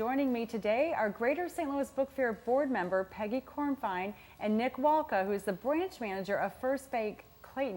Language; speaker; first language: English; native; English